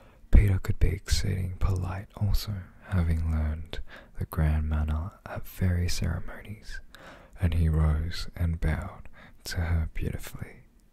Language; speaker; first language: English; early bilingual, other home language; Korean